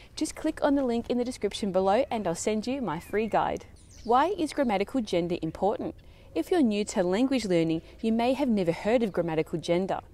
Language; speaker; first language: English; early bilingual, other home language; Italian